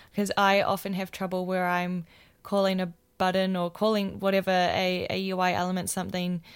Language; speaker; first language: English; native; English